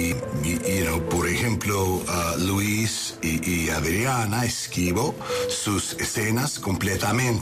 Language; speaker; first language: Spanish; non-native, learner; English